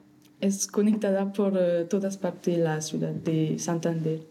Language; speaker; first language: Spanish; non-native, fluent; French